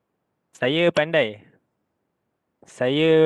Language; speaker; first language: Chinese; non-native, learner; Malay